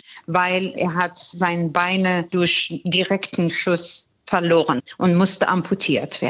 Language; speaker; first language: German; non-native, fluent; Persian